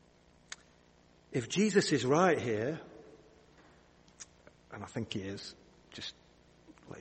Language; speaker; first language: English; native; English